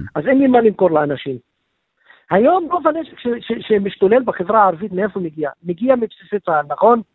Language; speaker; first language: Hebrew; non-native, local second language; Arabic